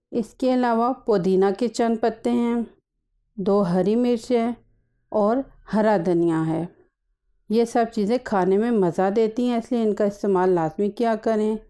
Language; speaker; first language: Urdu; native; Urdu